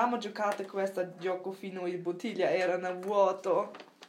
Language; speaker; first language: Italian; non-native, learner; German